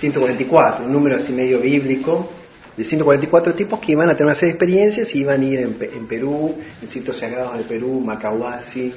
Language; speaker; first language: Spanish; native; Spanish